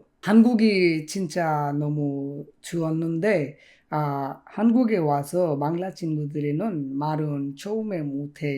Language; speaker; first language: Korean; non-native, fluent; Bangla